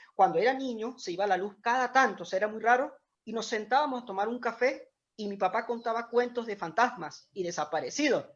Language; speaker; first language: Spanish; native; Spanish